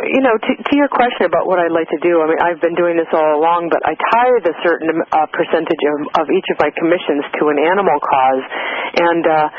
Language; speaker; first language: English; native; English